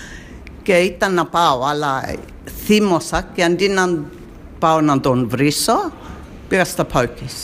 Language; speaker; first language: Greek; early bilingual, heritage; Greek